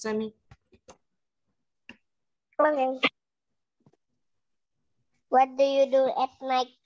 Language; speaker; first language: English; non-native, local second language; Indonesian